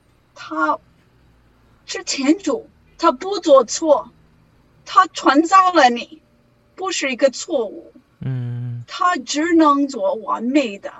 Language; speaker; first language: Chinese; non-native, learner; English